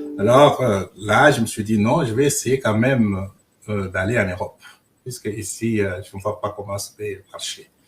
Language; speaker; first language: French; non-native, local second language; Luba-Lulua